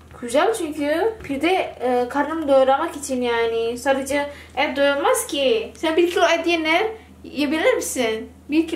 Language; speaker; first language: Turkish; non-native, learner; Indonesian